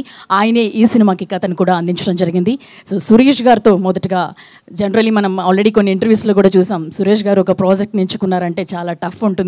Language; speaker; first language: Telugu; native; Telugu